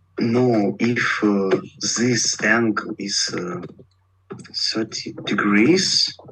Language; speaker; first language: English; non-native, learner; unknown